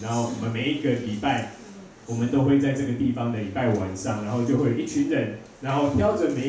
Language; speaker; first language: Chinese; native; Chinese